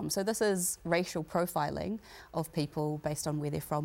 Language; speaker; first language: English; native; English